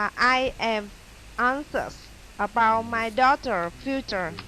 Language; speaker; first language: English; non-native, learner; Vietnamese